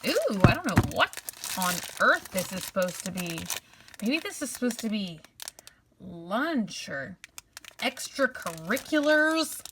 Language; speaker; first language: English; native; English